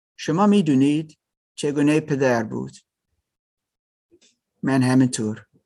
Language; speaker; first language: Persian; non-native, learner; German